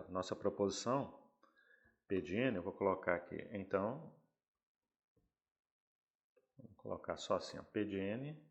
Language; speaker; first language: Portuguese; native; Portuguese